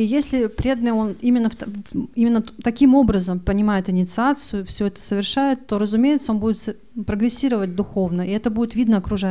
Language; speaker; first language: Russian; native; Russian